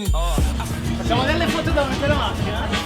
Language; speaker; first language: Italian; native; Italian